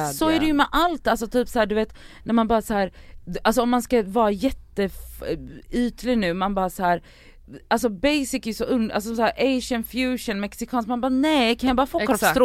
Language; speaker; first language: Swedish; native; Swedish